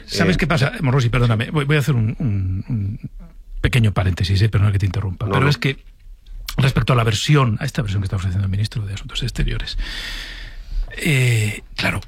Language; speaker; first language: Spanish; native; Spanish